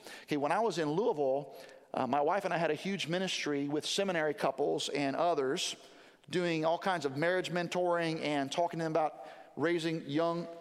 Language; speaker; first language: English; native; English